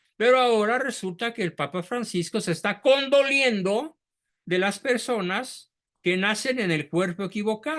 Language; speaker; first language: Spanish; native; Spanish